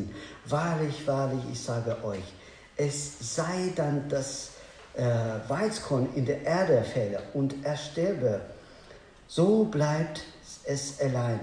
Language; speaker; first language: German; non-native, learner; Azerbaijani